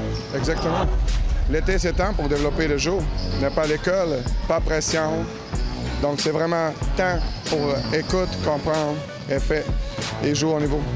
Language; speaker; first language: French; non-native, learner; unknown